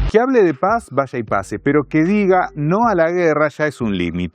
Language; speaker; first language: Spanish; native; Spanish